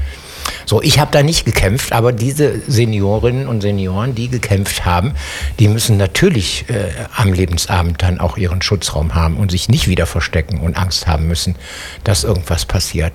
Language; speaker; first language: German; native; German